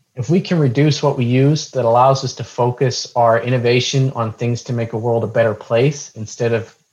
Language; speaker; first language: English; native; English